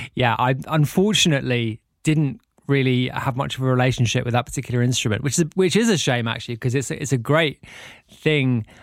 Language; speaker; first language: English; native; English